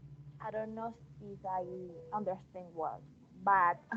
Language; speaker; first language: English; non-native, learner; Spanish